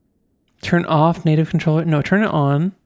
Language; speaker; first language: English; native; English